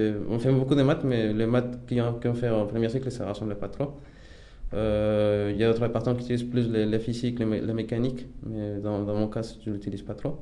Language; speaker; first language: French; non-native, fluent; Spanish